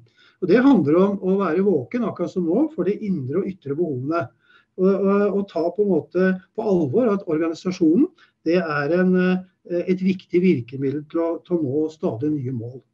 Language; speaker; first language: Norwegian; native; Norwegian